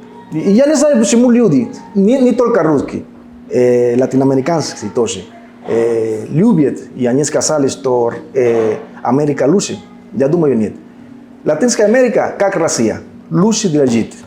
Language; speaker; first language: Russian; non-native, learner; Spanish